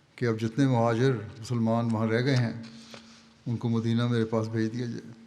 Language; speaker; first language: Urdu; native; Urdu